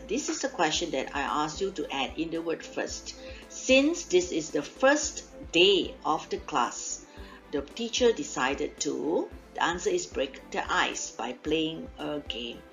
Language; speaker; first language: English; non-native, local second language; Chinese